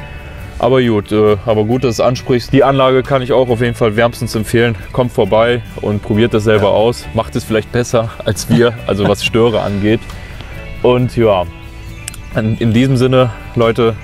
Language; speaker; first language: German; native; German